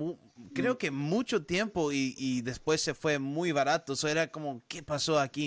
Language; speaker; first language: Spanish; early bilingual, heritage; Spanish